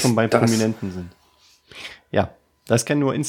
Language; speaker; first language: German; native; German